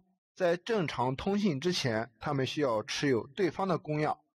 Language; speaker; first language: Chinese; native; Chinese